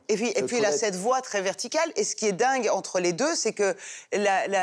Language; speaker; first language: French; non-native, fluent; Persian